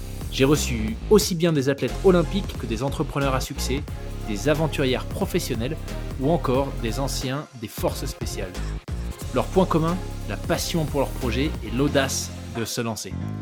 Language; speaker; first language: French; native; French